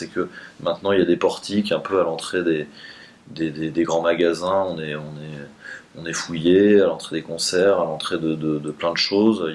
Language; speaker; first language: French; native; French